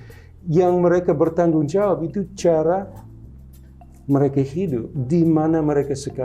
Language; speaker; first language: Indonesian; non-native, local second language; English